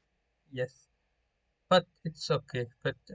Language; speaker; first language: English; non-native, learner; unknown